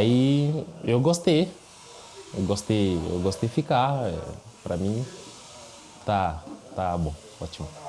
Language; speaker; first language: Portuguese; non-native, fluent; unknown